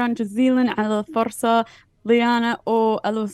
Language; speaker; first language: Arabic; non-native, fluent; English